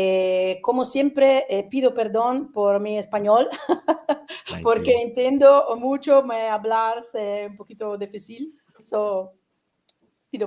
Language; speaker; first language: Spanish; non-native, learner; Italian